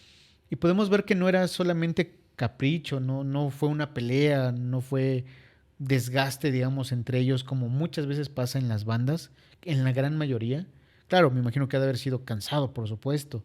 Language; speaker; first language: Spanish; native; Spanish